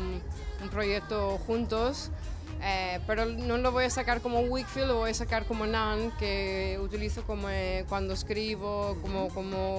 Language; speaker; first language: Spanish; non-native, fluent; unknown